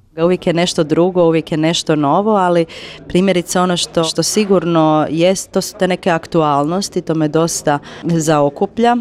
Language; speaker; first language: Croatian; native; Croatian